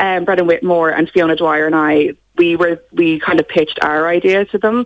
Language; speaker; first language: English; native; English